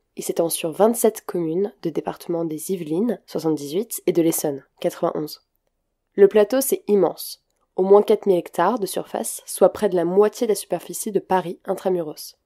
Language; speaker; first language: French; native; French